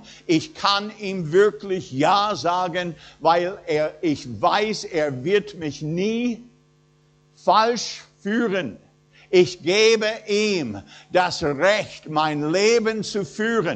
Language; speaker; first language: German; non-native, fluent; English